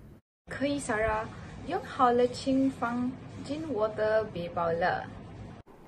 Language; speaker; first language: Chinese; non-native, learner; Malay